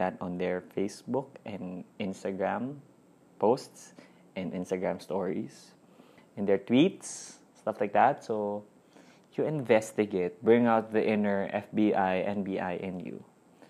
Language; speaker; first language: English; non-native, local second language; Filipino